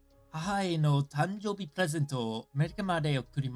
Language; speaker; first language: Japanese; non-native, learner; English